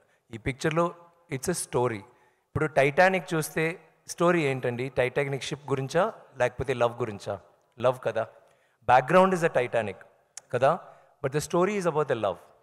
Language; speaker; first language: Telugu; non-native, learner; Tamil